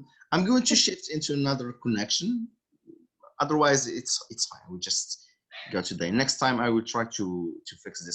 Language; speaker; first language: English; non-native, fluent; Arabic